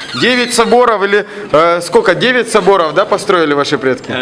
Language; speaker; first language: Russian; native; Russian